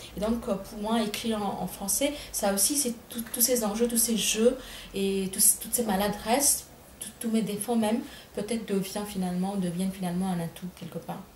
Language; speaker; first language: French; non-native, fluent; Bangla